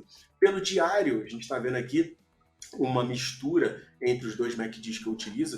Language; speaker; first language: Portuguese; native; Portuguese